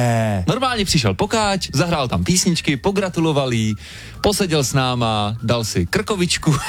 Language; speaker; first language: Czech; native; Czech